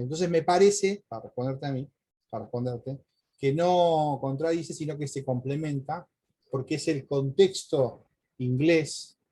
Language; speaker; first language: Spanish; native; Spanish